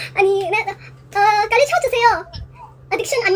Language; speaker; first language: Korean; non-native, learner; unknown